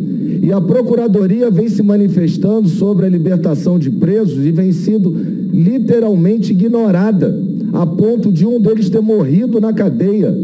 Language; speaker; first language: Portuguese; native; Portuguese